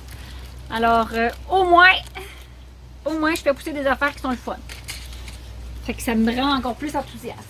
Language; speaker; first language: French; native; French